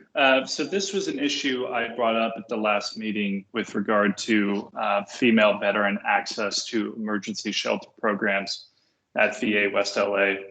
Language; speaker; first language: English; native; English